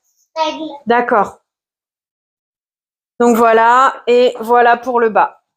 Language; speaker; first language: French; native; French